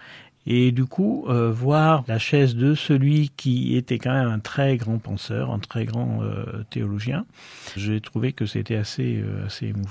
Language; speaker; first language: French; native; French